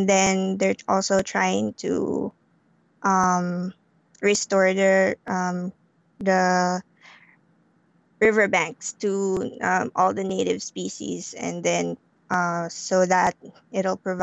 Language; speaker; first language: English; non-native, local second language; Filipino